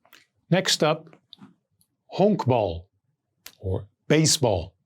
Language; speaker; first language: English; non-native, fluent; Dutch